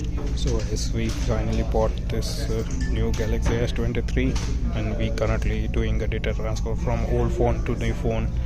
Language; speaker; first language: English; non-native, fluent; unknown